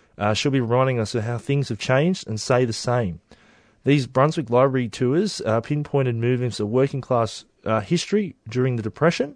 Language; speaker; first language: English; native; English